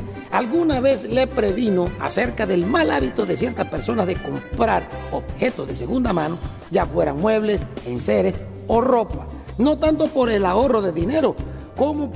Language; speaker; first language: Spanish; native; Spanish